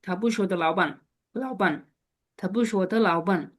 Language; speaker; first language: Chinese; non-native, fluent; Bangla